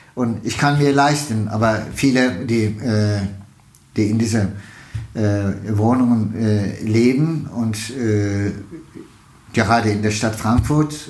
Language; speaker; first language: German; non-native, fluent; Turkish